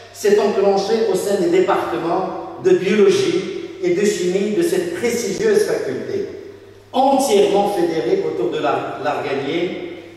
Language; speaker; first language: French; non-native, local second language; Arabic